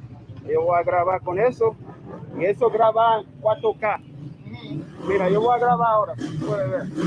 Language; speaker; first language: Spanish; non-native, learner; English